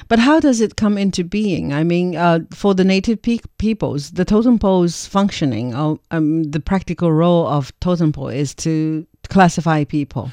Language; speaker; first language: English; non-native, fluent; Chinese